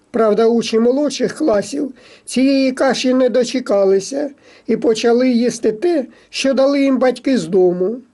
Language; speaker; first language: Ukrainian; native; Ukrainian